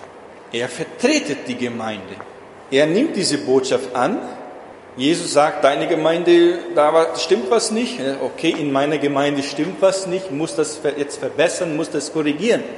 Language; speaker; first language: German; non-native, fluent; Portuguese